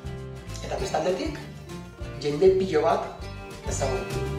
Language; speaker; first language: Basque; non-native, local second language; Spanish